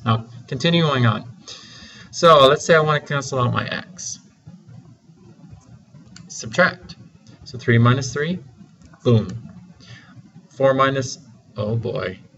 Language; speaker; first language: English; native; English